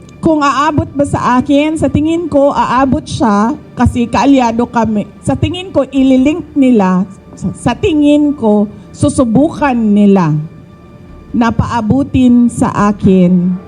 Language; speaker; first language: Filipino; non-native, local second language; Cebuano